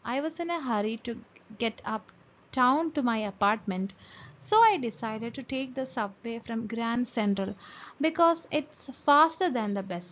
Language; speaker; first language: English; non-native, local second language; Malayalam